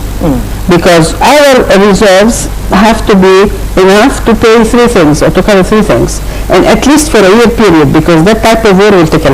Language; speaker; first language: English; non-native, fluent; Arabic